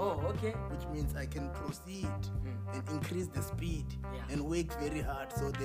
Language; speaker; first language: English; non-native, local second language; Venda